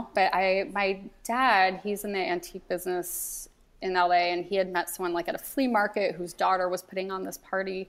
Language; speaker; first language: English; native; English